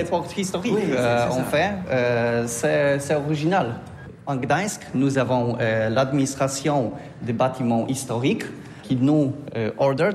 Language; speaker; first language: French; non-native, learner; Polish